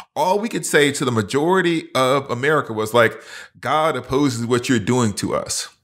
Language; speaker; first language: English; native; English